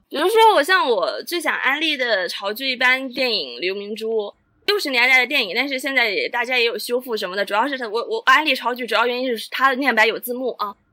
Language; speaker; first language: Chinese; native; Chinese